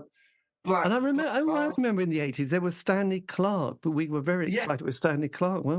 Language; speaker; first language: English; native; English